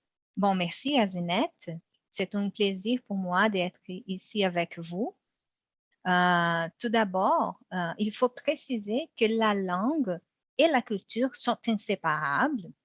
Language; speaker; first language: French; non-native, fluent; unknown